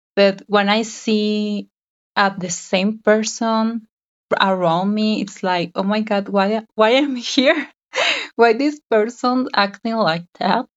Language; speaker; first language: English; non-native, learner; Spanish